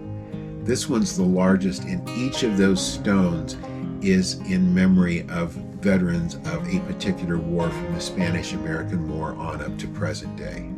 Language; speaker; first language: English; native; English